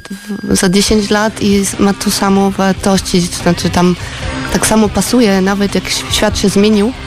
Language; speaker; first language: Polish; non-native, fluent; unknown